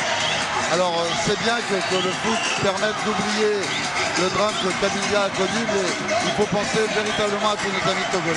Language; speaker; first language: French; native; French